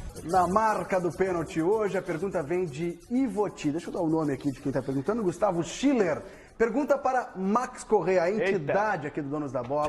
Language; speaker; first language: Portuguese; native; Portuguese